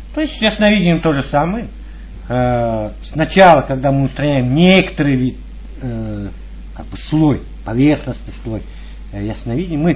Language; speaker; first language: Russian; native; Russian